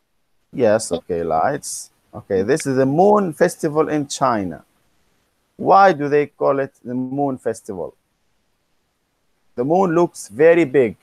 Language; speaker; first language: English; non-native, fluent; Arabic